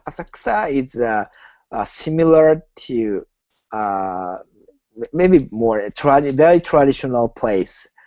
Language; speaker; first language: English; non-native, learner; Japanese